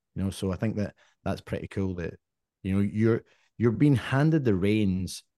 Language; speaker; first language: English; native; English